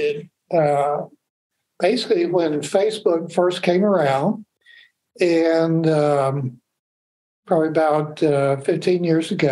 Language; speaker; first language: English; native; English